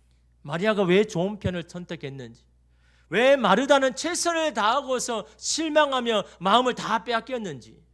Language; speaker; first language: Korean; native; Korean